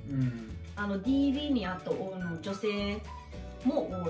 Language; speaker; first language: Japanese; non-native, fluent; English